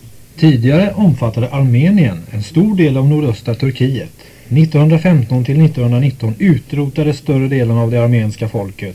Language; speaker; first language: Swedish; native; Swedish